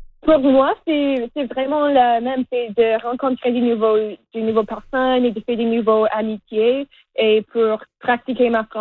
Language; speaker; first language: French; non-native, learner; English